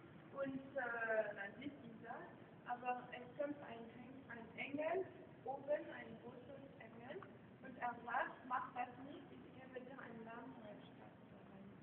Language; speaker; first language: German; non-native, fluent; French